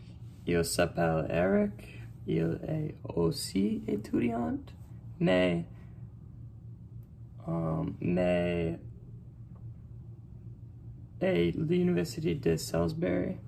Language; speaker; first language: French; non-native, learner; English